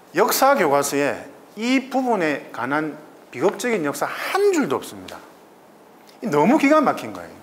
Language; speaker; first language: Korean; native; Korean